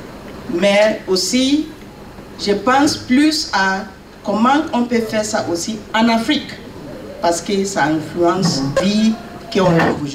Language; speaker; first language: French; non-native, learner; English